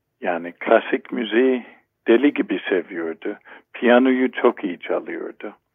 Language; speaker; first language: Turkish; non-native, fluent; English